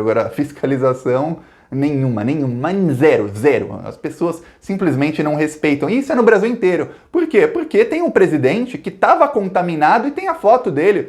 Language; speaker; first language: Portuguese; native; Portuguese